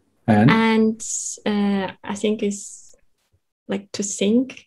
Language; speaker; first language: English; non-native, fluent; Kazakh